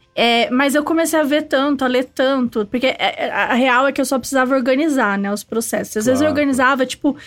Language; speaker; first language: Portuguese; native; Portuguese